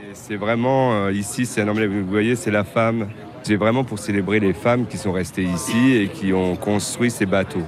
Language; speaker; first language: French; native; French